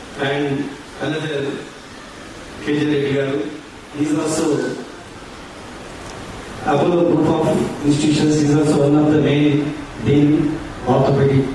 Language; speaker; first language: English; non-native, local second language; Telugu